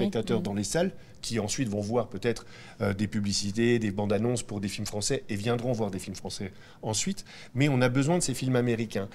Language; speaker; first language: French; native; French